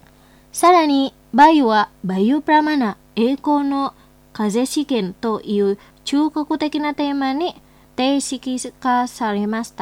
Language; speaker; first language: Japanese; non-native, fluent; Indonesian